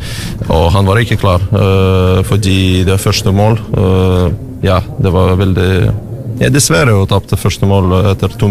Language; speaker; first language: Norwegian; non-native, learner; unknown